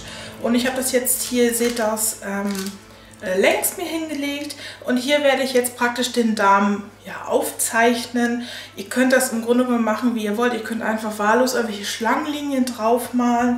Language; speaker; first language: German; native; German